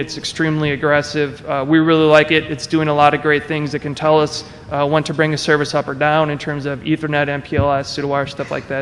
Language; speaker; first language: English; native; English